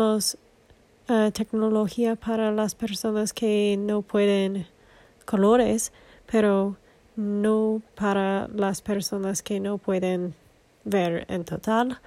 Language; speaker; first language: Spanish; non-native, learner; English